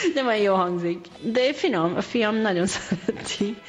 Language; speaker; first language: Hungarian; non-native, learner; Japanese